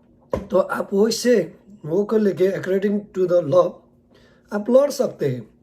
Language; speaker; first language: Hindi; non-native, learner; Nepali